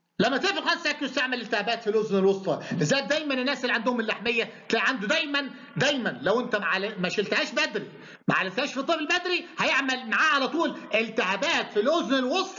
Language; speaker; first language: Arabic; native; Arabic